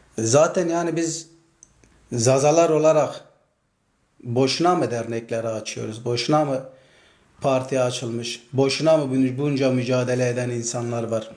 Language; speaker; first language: Turkish; non-native, local second language; Zaza